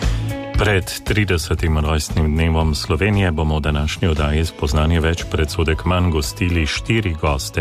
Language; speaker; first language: Slovenian; native; Slovenian